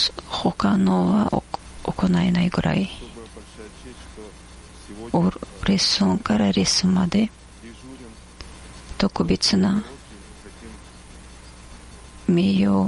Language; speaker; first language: Japanese; non-native, fluent; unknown